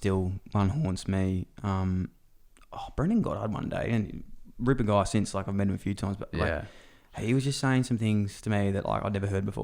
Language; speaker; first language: English; native; English